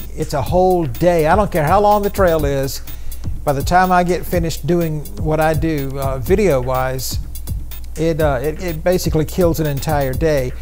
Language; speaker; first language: English; native; English